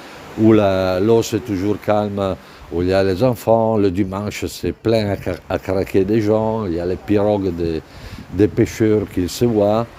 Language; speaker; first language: French; non-native, fluent; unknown